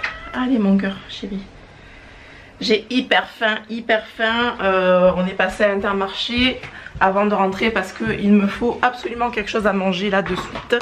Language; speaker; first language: French; native; French